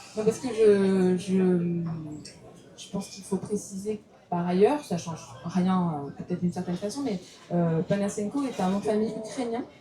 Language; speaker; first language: French; early bilingual, other home language; Russian